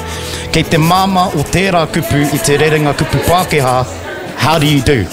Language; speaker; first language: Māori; non-native, local second language; English